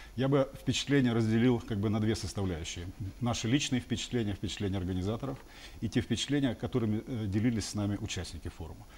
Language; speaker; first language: Russian; native; Russian